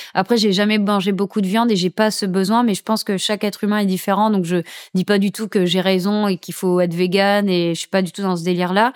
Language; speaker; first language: French; native; French